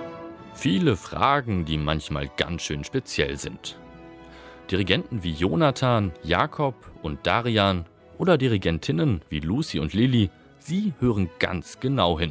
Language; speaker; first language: German; native; German